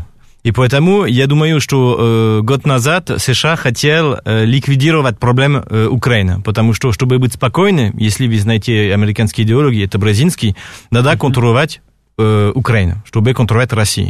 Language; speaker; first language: Russian; non-native, fluent; French